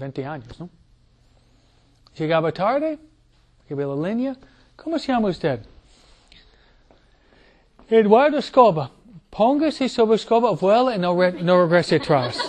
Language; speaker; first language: Spanish; non-native, fluent; English